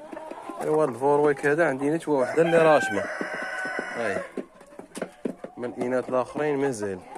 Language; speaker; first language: Arabic; native; Arabic